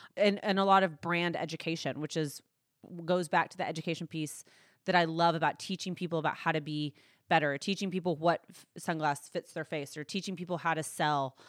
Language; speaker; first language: English; native; English